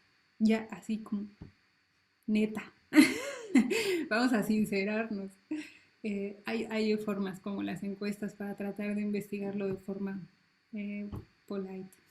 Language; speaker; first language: Spanish; native; Spanish